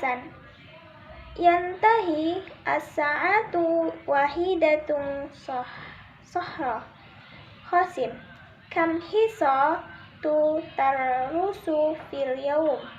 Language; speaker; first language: Arabic; non-native, learner; Indonesian